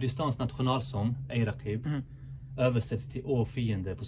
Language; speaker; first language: Swedish; native; Swedish